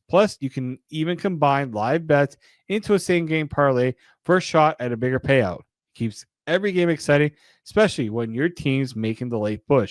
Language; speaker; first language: English; native; English